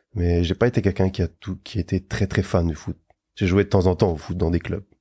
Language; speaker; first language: French; native; French